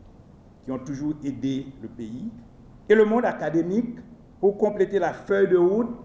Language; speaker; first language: French; non-native, local second language; Haitian Creole